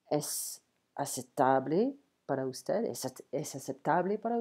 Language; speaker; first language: Spanish; non-native, learner; French